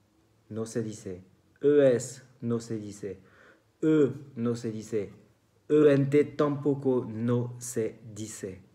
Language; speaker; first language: Spanish; non-native, fluent; French